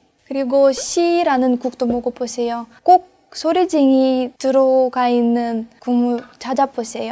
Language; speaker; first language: Korean; non-native, fluent; Russian